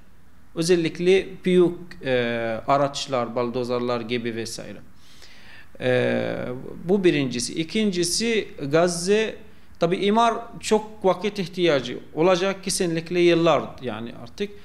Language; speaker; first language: Turkish; non-native, fluent; Arabic